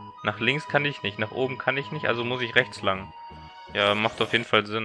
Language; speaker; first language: German; native; German